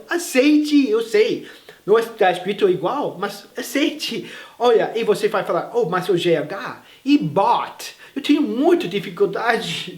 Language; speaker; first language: Portuguese; non-native, fluent; English